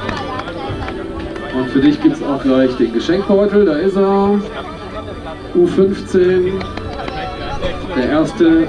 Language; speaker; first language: German; native; German